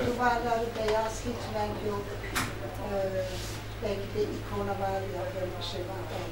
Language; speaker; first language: Turkish; non-native, learner; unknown